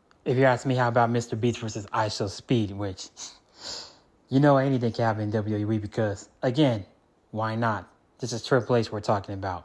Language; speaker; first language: English; native; English